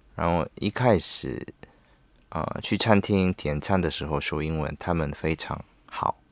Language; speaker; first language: Chinese; non-native, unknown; Korean